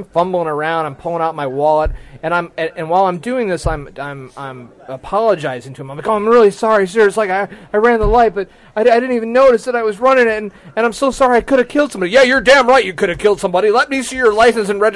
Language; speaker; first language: English; native; English